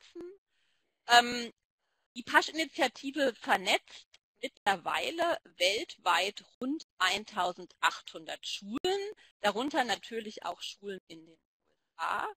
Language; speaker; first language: German; native; German